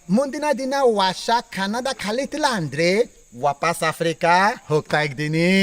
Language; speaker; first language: Kannada; non-native, learner; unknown